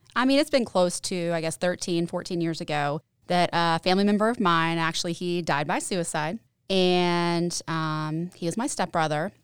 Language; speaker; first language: English; native; English